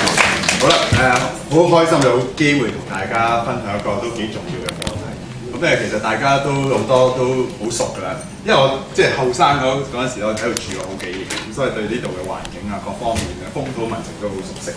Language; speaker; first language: Cantonese; native; Cantonese